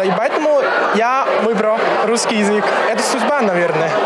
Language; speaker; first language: Russian; non-native, fluent; Chinese